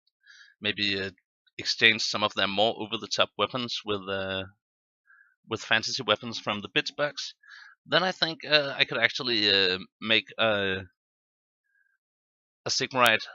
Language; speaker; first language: English; non-native, fluent; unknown